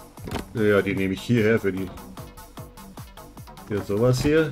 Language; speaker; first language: German; native; German